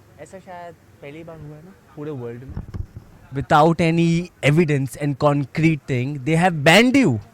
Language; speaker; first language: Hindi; native; Hindi